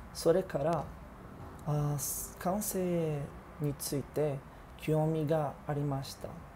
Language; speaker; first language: Japanese; non-native, learner; Portuguese